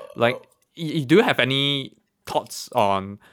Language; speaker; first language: English; non-native, local second language; Chinese